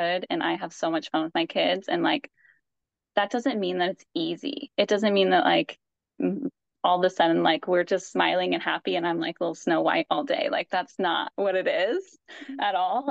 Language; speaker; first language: English; native; English